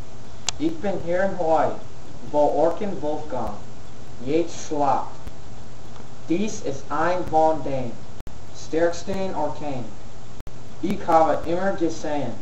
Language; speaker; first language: German; non-native, learner; English